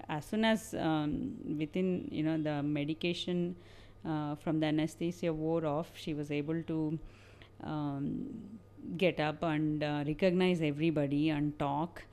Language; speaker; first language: English; non-native, local second language; Telugu